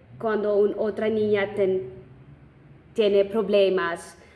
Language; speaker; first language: Spanish; non-native, learner; Dutch